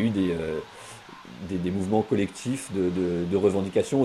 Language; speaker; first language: French; native; French